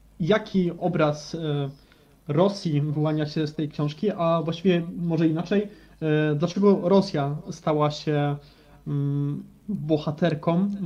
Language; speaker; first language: Polish; native; Polish